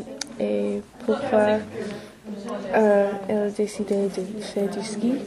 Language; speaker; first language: French; non-native, learner; English